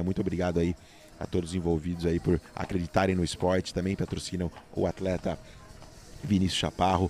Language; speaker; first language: Portuguese; native; Portuguese